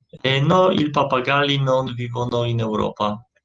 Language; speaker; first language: Italian; non-native, learner; Polish